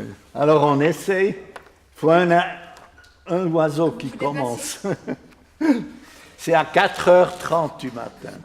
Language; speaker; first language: French; non-native, fluent; Swiss German